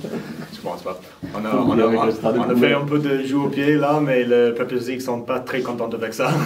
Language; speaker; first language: French; non-native, fluent; English